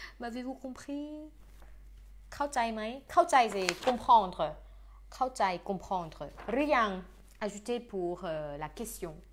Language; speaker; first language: French; non-native, fluent; Thai